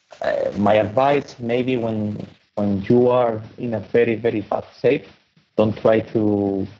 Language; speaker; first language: English; non-native, fluent; Spanish